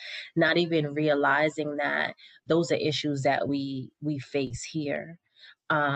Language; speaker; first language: English; native; English